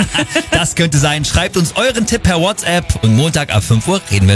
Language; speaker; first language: German; native; German